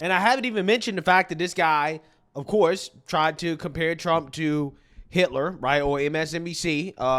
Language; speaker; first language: English; native; English